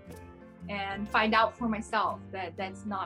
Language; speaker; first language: English; non-native, fluent; Portuguese